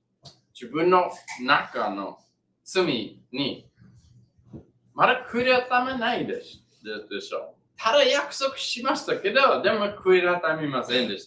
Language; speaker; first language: Japanese; non-native, learner; English